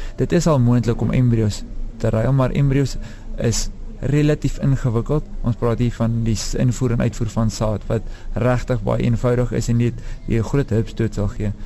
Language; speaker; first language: Afrikaans; native; Afrikaans